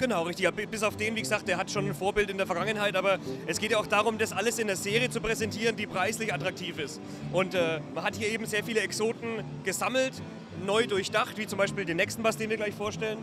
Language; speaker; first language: German; native; German